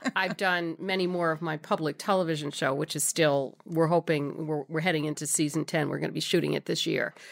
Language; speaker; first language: English; native; English